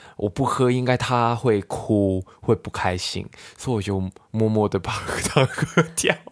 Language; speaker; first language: Chinese; non-native, local second language; Cantonese